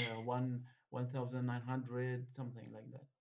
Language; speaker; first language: English; non-native, fluent; Arabic